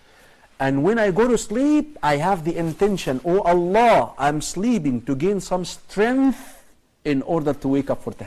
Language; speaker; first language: English; non-native, fluent; Arabic